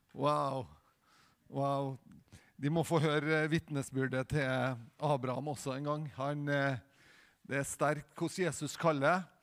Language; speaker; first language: Norwegian; native; Norwegian